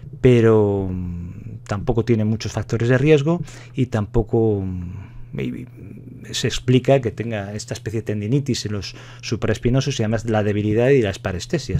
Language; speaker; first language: Spanish; native; Spanish